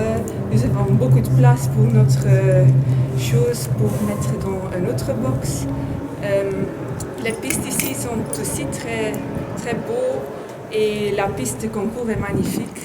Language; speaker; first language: French; non-native, learner; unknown